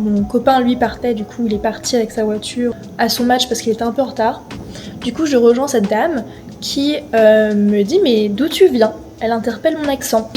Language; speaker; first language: French; native; French